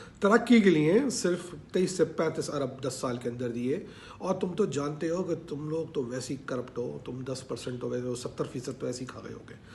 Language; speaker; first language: Urdu; native; Urdu